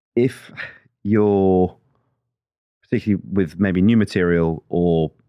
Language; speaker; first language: English; native; English